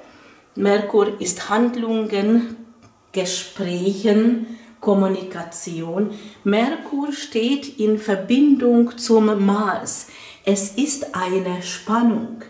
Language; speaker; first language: German; non-native, fluent; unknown